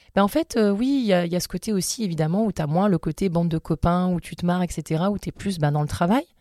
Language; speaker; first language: French; native; French